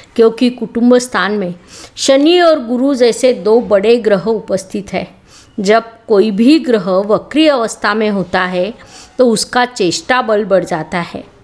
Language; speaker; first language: Hindi; native; Hindi